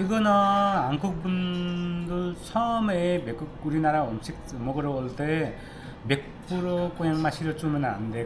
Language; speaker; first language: Korean; non-native, learner; Nepali